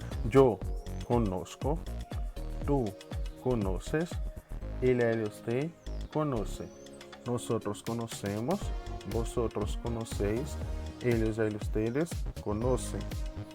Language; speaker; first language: Spanish; non-native, fluent; Portuguese